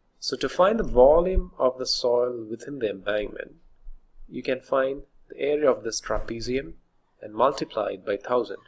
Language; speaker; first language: English; non-native, local second language; Malayalam